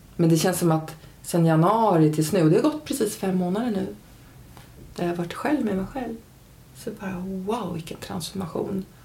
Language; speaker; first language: Swedish; early bilingual, heritage; Swedish